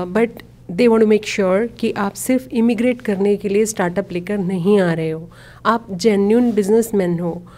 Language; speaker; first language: Hindi; native; Hindi